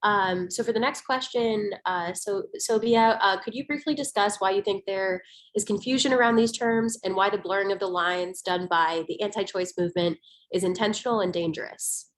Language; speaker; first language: English; native; English